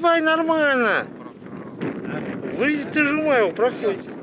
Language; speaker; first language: Russian; native; Russian